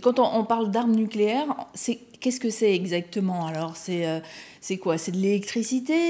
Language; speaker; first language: French; native; French